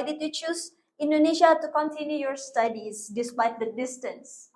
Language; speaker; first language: English; non-native, fluent; Indonesian